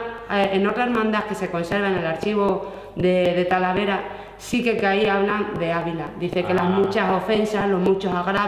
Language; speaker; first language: Spanish; native; Spanish